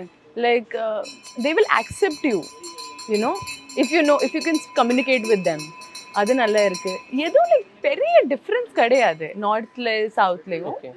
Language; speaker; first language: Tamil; non-native, local second language; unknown